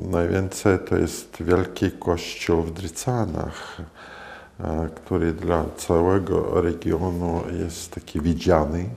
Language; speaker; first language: Polish; non-native, fluent; Latvian